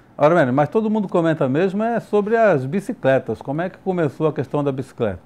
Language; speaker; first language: Portuguese; native; Portuguese